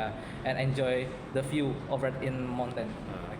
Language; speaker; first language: English; non-native, learner; Indonesian